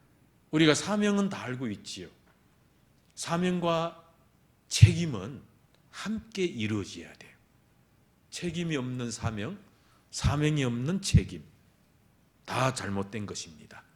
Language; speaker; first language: Korean; early bilingual, heritage; Korean